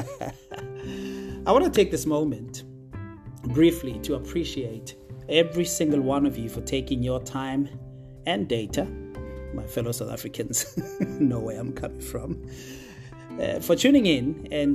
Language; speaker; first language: English; non-native, local second language; Tswana